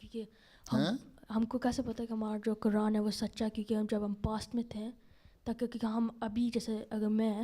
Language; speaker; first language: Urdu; early bilingual, heritage; Urdu